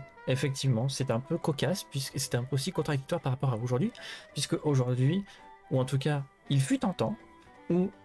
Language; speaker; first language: French; native; French